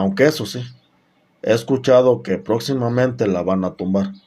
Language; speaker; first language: Spanish; native; Spanish